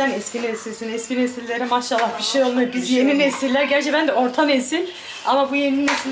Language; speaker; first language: Turkish; native; Turkish